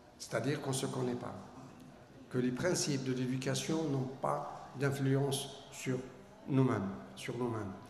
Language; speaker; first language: French; non-native, local second language; Arabic